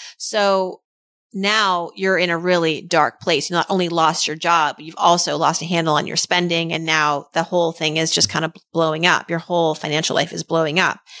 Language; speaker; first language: English; early bilingual, other home language; Persian